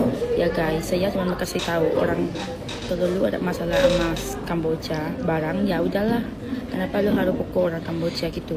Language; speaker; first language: Indonesian; non-native, learner; Khmer